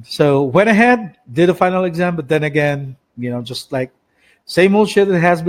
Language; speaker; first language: English; non-native, local second language; Cebuano